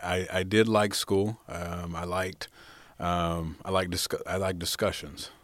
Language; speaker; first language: English; native; English